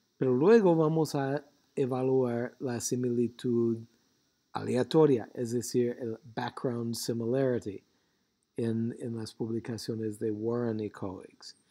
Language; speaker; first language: Spanish; non-native, fluent; English